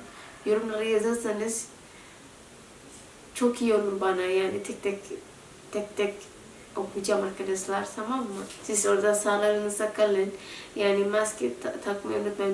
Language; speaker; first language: Turkish; non-native, learner; Indonesian